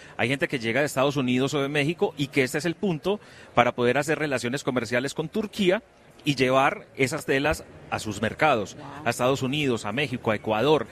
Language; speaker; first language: Spanish; native; Spanish